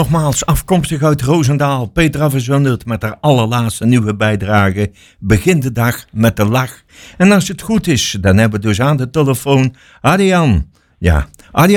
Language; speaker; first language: Dutch; native; Dutch